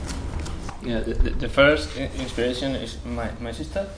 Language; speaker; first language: English; non-native, learner; Spanish